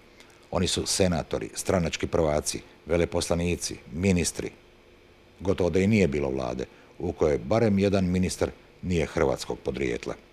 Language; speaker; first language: Bosnian; native; Bosnian